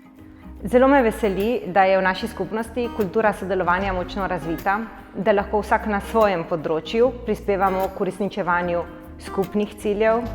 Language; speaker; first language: Slovenian; native; Slovenian